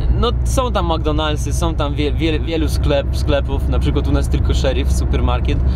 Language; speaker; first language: Polish; non-native, fluent; Russian